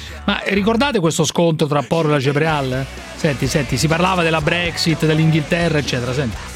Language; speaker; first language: Italian; native; Italian